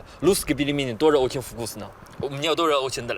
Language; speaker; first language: Russian; non-native, learner; Chinese